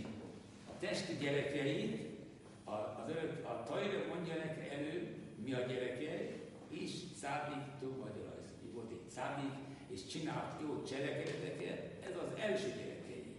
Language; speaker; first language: Hungarian; non-native, local second language; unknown